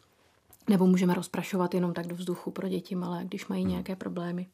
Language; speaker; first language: Czech; native; Czech